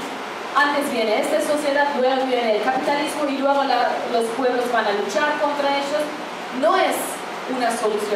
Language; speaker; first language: Spanish; non-native, fluent; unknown